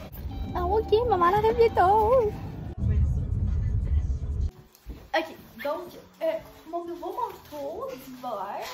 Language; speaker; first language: French; native; French